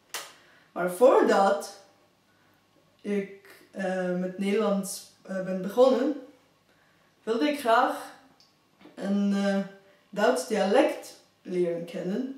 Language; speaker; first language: Dutch; non-native, fluent; Bulgarian